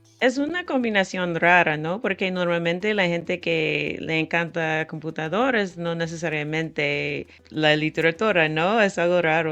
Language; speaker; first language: Spanish; non-native, fluent; English